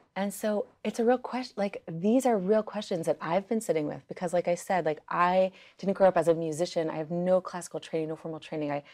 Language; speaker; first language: English; early bilingual, other home language; Yiddish